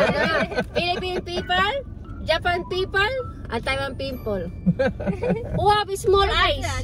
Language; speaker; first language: English; non-native, learner; Filipino